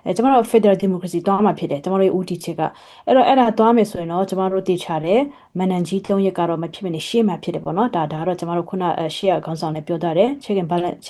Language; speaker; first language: Burmese; non-native, local second language; Tedim Chin